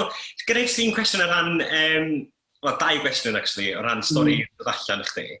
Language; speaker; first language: Welsh; native; Welsh